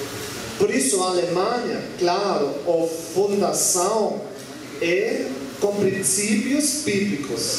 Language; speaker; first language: Portuguese; non-native, learner; German